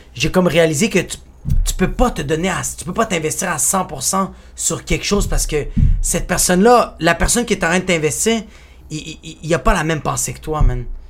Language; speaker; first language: French; early bilingual, other home language; Spanish